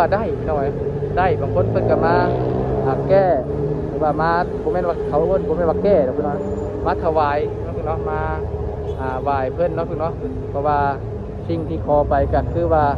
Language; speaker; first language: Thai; non-native, local second language; Lao